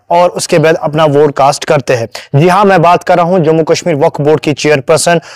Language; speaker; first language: Hindi; non-native, local second language; Kashmiri